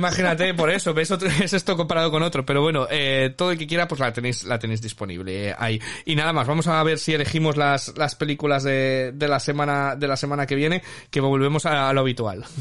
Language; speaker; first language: Spanish; native; Spanish